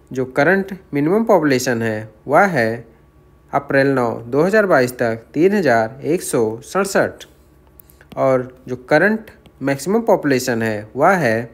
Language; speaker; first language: Hindi; native; Hindi